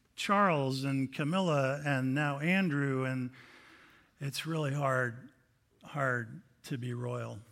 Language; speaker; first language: English; native; English